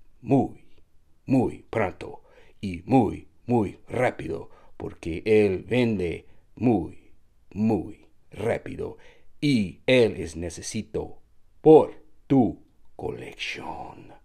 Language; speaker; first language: Spanish; non-native, learner; English